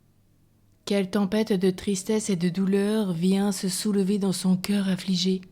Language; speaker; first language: French; native; French